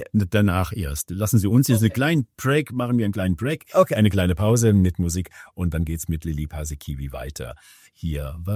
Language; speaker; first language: German; native; German